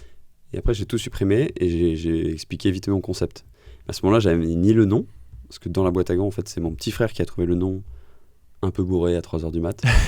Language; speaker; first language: French; native; French